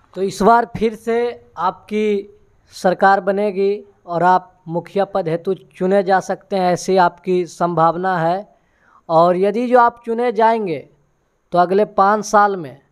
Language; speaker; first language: Hindi; native; Hindi